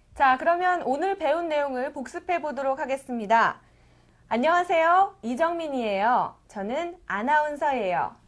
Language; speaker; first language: Korean; native; Korean